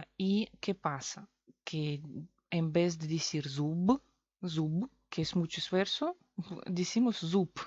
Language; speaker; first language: Spanish; non-native, fluent; Russian